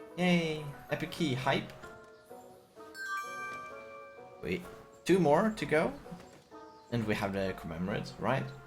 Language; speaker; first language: English; non-native, fluent; Chinese